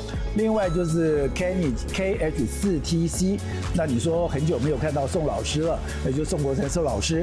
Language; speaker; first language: Chinese; native; Chinese